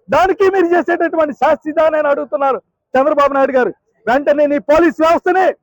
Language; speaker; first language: Telugu; native; Telugu